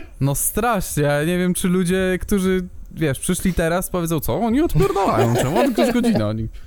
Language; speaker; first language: Polish; native; Polish